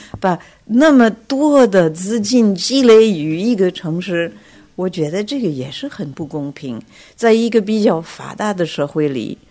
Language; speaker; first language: Chinese; non-native, fluent; French